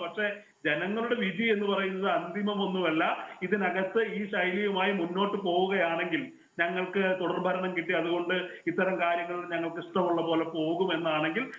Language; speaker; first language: Malayalam; native; Malayalam